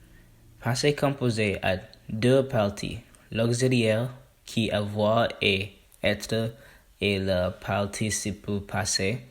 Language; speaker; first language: French; non-native, learner; English